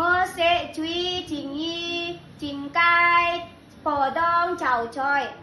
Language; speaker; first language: Cantonese; non-native, learner; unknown